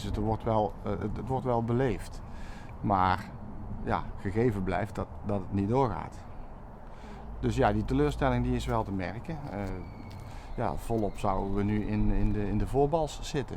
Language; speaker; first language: Dutch; native; Dutch